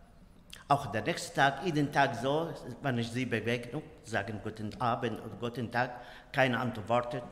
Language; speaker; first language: German; non-native, learner; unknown